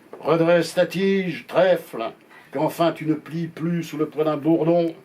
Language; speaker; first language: French; native; French